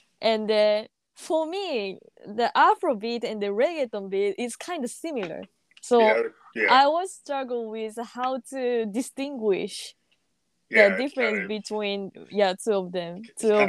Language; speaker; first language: English; non-native, learner; Japanese